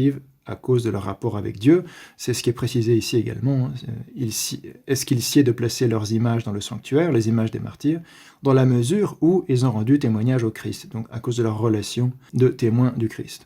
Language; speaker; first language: French; native; French